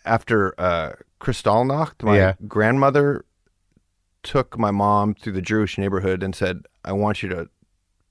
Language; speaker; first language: English; early bilingual, other home language; German